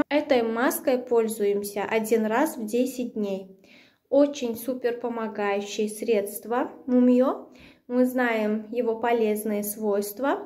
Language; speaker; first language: Russian; non-native, local second language; Uzbek